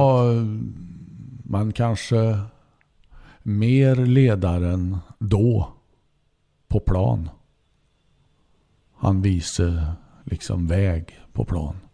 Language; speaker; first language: Swedish; native; Swedish